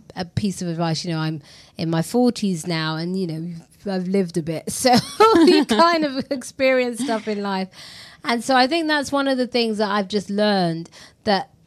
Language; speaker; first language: English; native; English